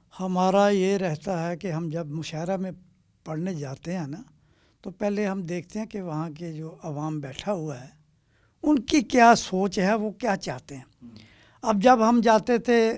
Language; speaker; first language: Hindi; non-native, local second language; Dogri